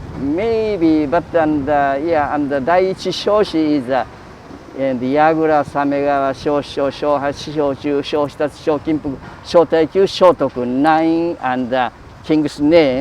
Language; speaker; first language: English; non-native, learner; Japanese